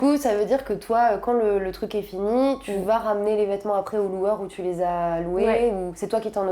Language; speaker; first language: French; native; French